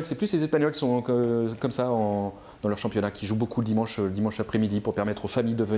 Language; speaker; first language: French; native; French